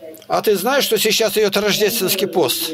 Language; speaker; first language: Russian; native; Russian